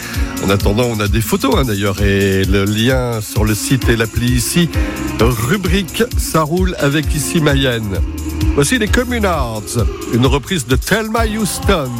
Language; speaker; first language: French; native; French